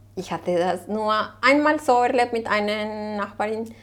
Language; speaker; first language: German; non-native, fluent; Spanish